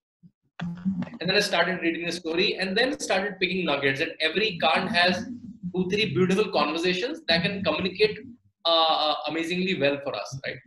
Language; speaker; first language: English; non-native, local second language; Hindi